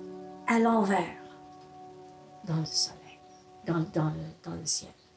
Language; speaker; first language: French; non-native, fluent; English